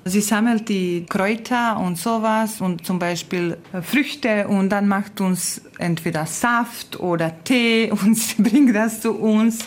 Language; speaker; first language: German; non-native, fluent; Croatian